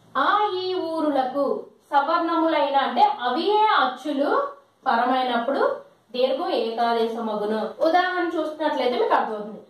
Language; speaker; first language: Telugu; non-native, local second language; Lambadi